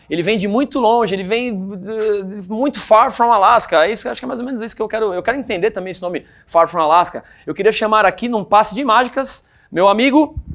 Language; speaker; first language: Portuguese; native; Portuguese